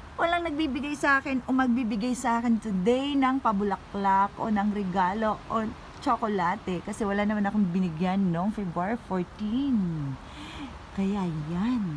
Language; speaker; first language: Filipino; non-native, local second language; Cebuano